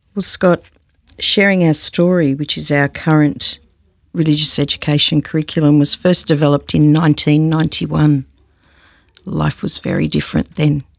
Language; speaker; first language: English; native; English